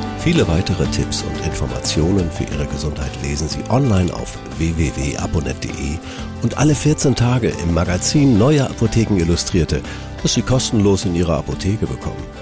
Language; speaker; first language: German; native; German